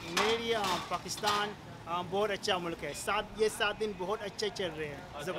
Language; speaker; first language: Hindi; non-native, learner; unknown